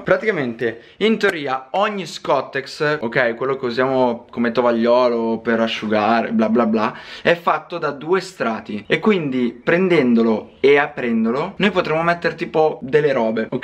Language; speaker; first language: Italian; native; Italian